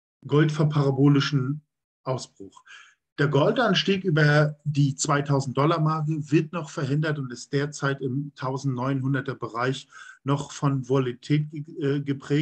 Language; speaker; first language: German; native; German